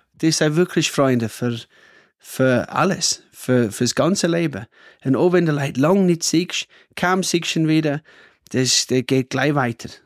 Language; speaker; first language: German; non-native, fluent; English